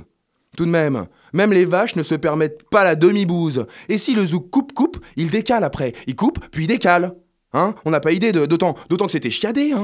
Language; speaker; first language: French; native; French